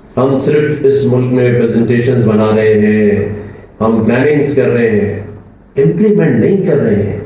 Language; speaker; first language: Urdu; native; Urdu